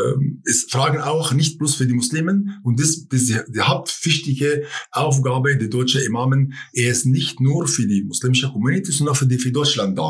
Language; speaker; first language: German; non-native, fluent; Arabic